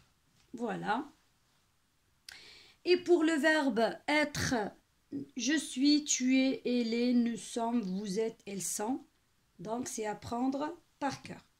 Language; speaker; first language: French; non-native, local second language; Arabic